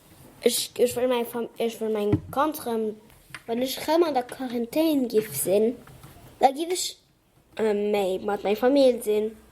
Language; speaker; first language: German; non-native, local second language; Luxembourgish